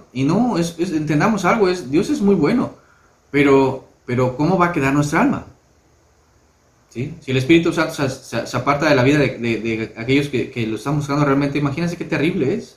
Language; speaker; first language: Spanish; native; Spanish